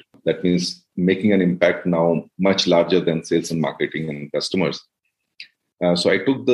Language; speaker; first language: English; non-native, local second language; Hindi